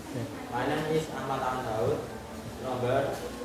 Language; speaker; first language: English; non-native, learner; Indonesian